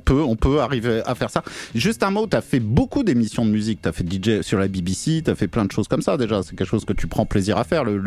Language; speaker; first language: French; native; French